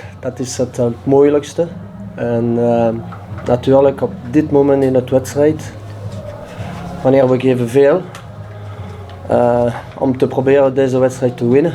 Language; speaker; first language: Dutch; non-native, learner; French